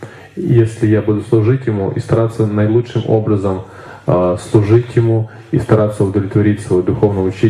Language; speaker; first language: Russian; native; Russian